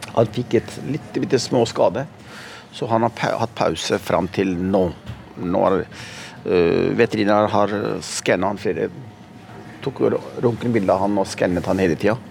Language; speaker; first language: Norwegian; early bilingual, other home language; Punjabi